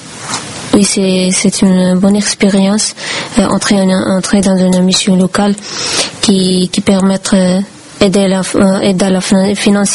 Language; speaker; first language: French; non-native, learner; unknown